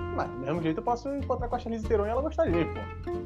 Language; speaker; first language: Portuguese; native; Portuguese